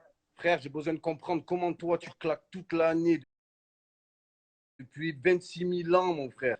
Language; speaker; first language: French; native; French